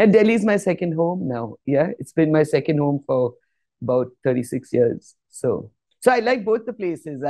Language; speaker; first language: English; non-native, local second language; Malayalam